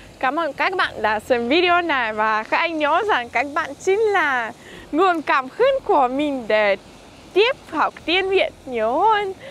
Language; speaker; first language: Vietnamese; non-native, fluent; Russian